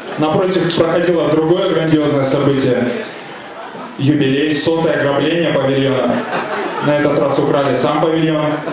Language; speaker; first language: Russian; native; Russian